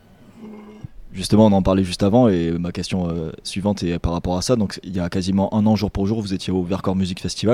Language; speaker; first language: French; native; French